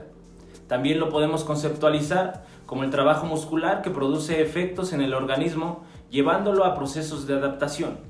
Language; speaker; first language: Spanish; native; Spanish